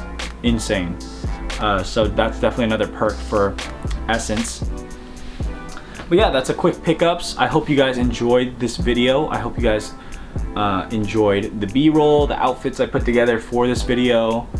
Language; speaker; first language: English; native; English